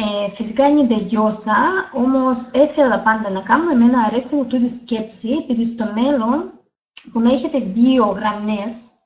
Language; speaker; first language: Greek; non-native, learner; Russian